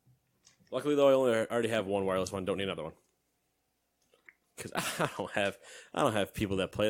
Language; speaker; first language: English; native; English